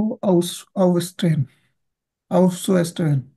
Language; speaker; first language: German; non-native, learner; Bangla